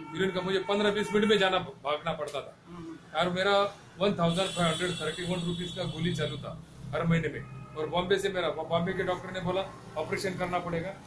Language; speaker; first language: Hindi; non-native, local second language; Marathi